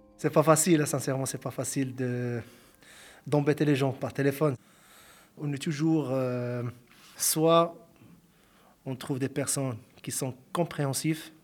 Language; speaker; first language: French; non-native, local second language; Arabic